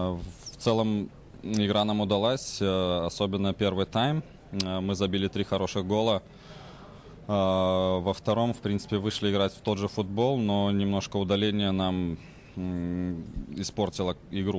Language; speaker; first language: Russian; native; Russian